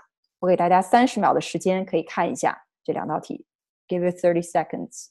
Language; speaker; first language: Chinese; native; Chinese